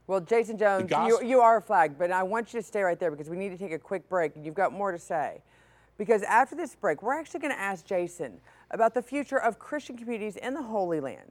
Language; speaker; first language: English; native; English